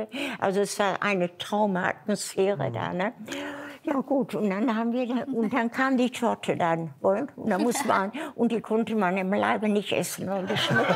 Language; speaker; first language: German; native; German